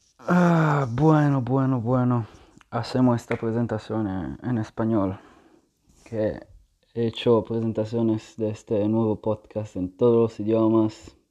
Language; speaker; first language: Spanish; non-native, fluent; Italian